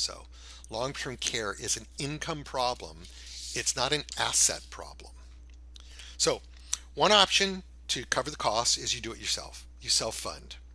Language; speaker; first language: English; native; English